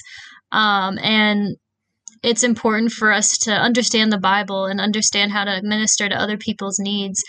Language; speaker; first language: English; native; English